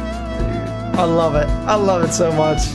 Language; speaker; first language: English; native; English